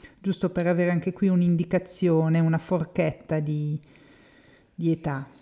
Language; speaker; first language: Italian; native; Italian